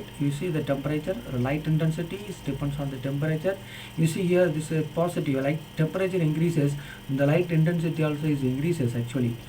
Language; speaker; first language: English; non-native, local second language; Tamil